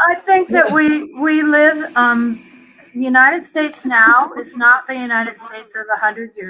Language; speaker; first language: English; native; English